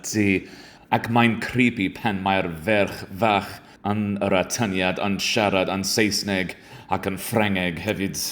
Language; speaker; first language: Welsh; non-native, learner; English